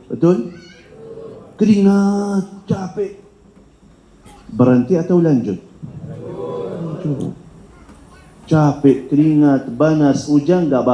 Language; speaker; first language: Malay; non-native, fluent; Arabic